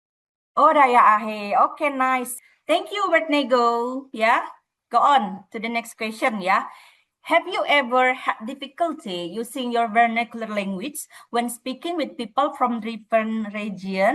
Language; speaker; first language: English; non-native, fluent; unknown